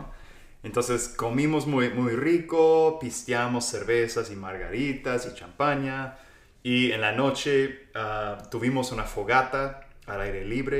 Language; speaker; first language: Spanish; non-native, fluent; English